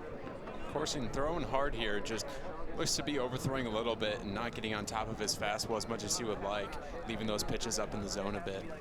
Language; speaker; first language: English; native; English